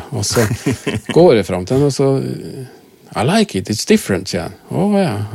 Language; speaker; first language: Norwegian; native; Norwegian